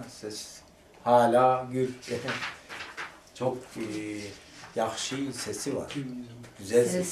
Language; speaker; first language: Turkish; native; Turkish